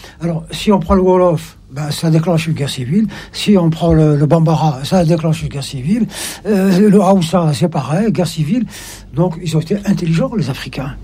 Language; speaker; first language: French; non-native, local second language; Arabic